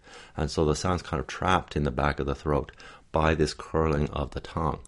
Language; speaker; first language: English; native; English